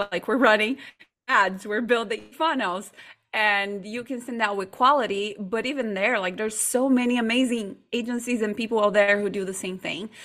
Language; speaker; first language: English; non-native, fluent; Portuguese